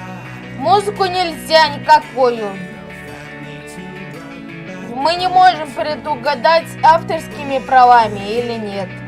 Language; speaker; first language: Russian; native; Russian